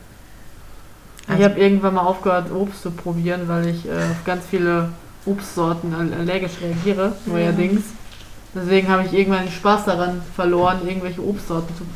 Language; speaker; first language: German; native; German